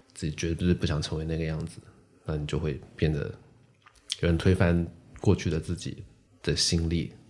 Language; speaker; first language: Chinese; non-native, local second language; Min Nan Chinese